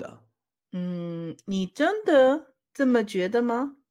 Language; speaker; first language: Chinese; non-native, learner; Spanish